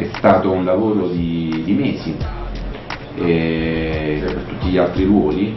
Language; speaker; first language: Italian; native; Italian